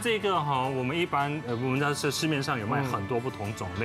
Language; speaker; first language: Chinese; native; Chinese